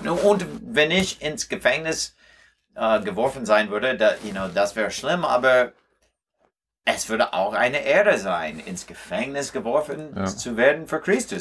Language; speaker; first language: German; non-native, learner; English